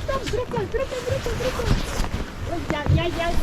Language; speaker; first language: Russian; native; Russian